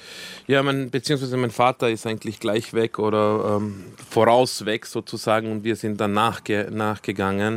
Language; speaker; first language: German; early bilingual, other home language; Croatian